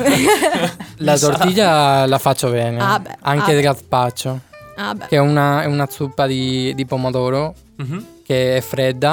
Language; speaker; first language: Italian; non-native, fluent; Spanish